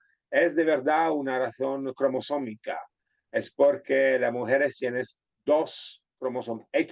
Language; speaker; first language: Spanish; non-native, fluent; Italian